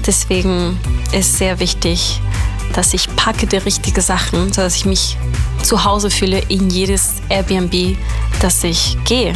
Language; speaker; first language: German; non-native, fluent; Spanish